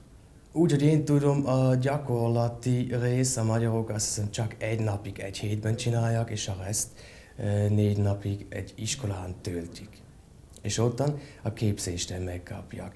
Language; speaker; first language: Hungarian; non-native, fluent; German